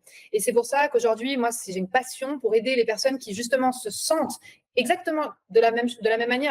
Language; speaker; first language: French; native; French